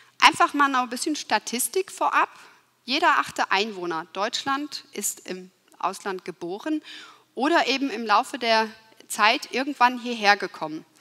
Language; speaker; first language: German; early bilingual, other home language; Turkish